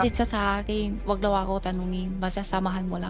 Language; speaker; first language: Filipino; non-native, learner; Chinese